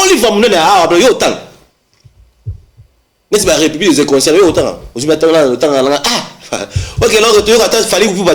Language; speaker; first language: French; non-native, local second language; Lingala